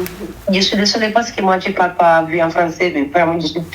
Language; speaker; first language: French; non-native, fluent; Spanish